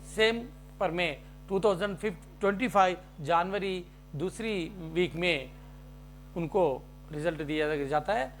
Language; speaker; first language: Hindi; non-native, local second language; Telugu